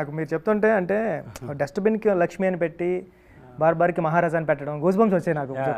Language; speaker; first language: Telugu; native; Telugu